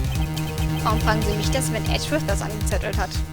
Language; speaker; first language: German; native; German